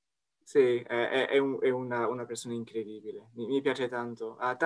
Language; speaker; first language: Italian; non-native, fluent; French